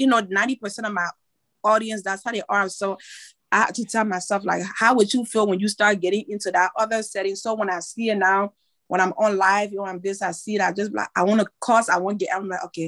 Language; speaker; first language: English; non-native, fluent; French